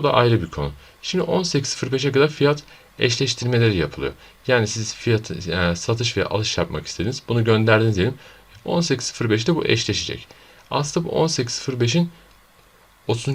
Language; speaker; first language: Turkish; native; Turkish